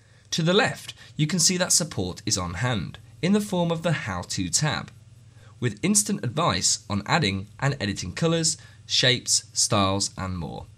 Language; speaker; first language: English; native; English